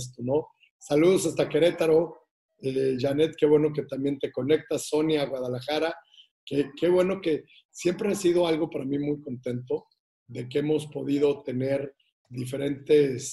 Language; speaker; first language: Spanish; native; Spanish